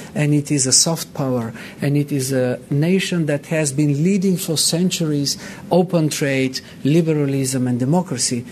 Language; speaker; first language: English; non-native, fluent; Bulgarian